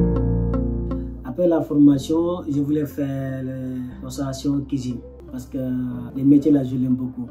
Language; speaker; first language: French; non-native, local second language; Soninke